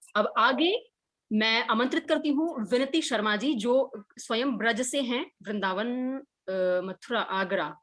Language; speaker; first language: Hindi; non-native, local second language; Gujarati